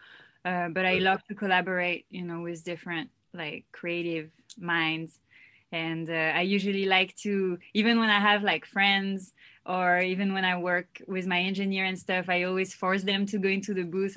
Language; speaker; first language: English; non-native, fluent; French